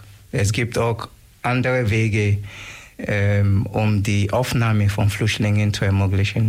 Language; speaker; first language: German; non-native, learner; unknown